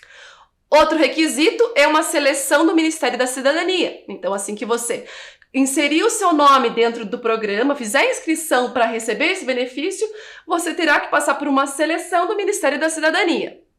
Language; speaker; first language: Portuguese; native; Portuguese